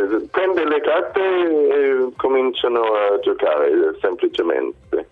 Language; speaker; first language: Italian; non-native, fluent; Swedish